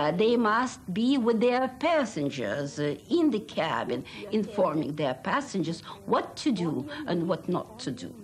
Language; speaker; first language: English; non-native, fluent; Russian